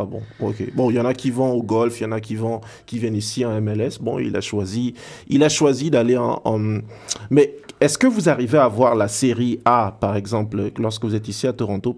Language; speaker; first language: French; native; French